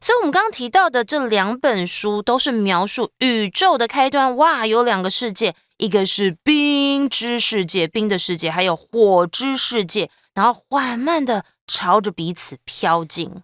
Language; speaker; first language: Chinese; native; Chinese